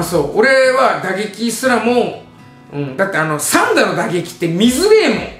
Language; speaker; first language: Japanese; native; Japanese